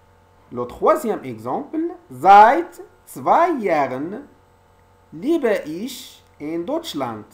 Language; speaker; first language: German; non-native, learner; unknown